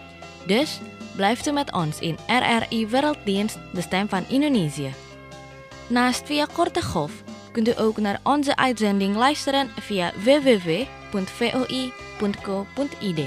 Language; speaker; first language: Dutch; non-native, fluent; Indonesian